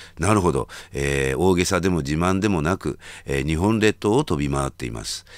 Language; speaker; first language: Japanese; native; Japanese